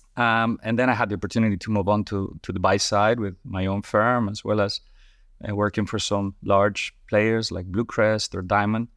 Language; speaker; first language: English; non-native, fluent; Spanish